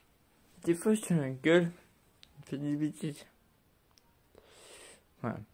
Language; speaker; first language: French; native; French